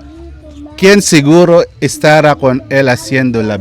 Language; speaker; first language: Spanish; non-native, learner; Filipino